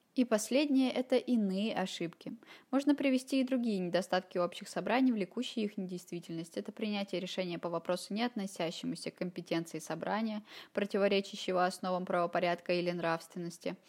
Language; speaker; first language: Russian; native; Russian